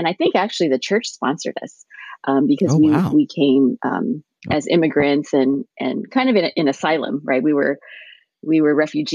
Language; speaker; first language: English; early bilingual, other home language; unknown